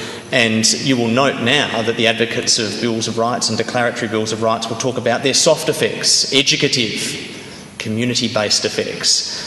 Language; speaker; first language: English; native; English